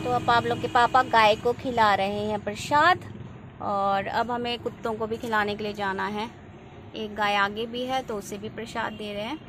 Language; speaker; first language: Hindi; native; Hindi